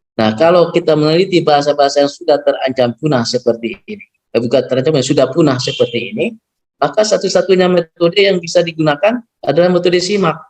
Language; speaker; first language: Indonesian; non-native, local second language; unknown